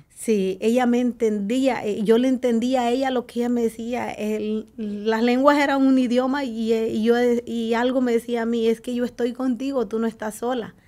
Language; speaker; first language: Spanish; native; Spanish